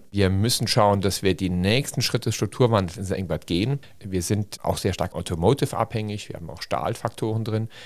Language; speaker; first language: German; native; German